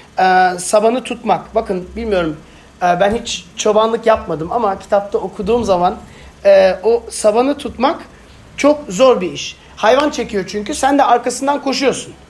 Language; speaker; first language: Turkish; non-native, fluent; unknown